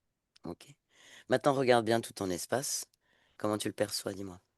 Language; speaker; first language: French; native; French